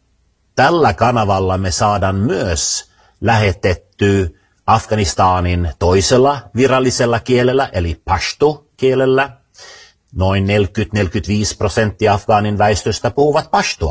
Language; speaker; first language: Finnish; early bilingual, heritage; Finnish